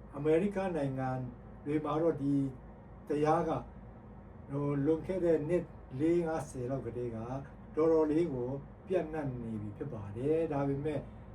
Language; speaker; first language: Burmese; non-native, local second language; Tedim Chin